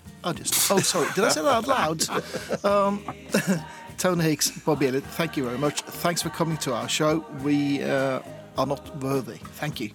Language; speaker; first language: English; non-native, fluent; Norwegian